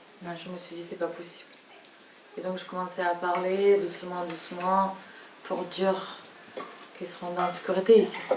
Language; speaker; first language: French; non-native, fluent; Ukrainian